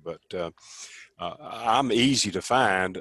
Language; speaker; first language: English; native; English